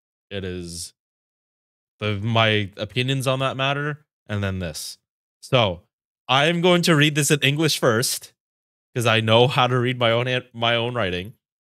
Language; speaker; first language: English; native; English